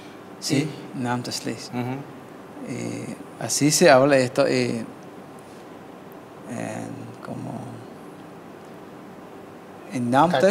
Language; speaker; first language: Spanish; non-native, learner; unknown